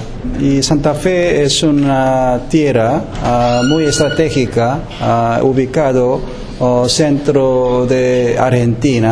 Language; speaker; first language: Spanish; non-native, fluent; Korean